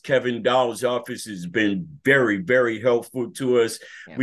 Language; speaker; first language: English; native; English